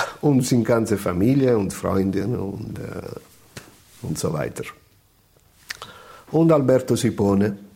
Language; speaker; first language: German; non-native, learner; Italian